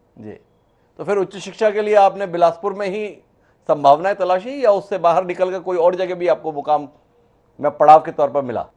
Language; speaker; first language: Hindi; native; Hindi